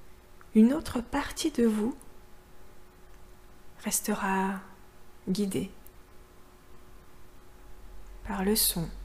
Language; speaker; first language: French; native; French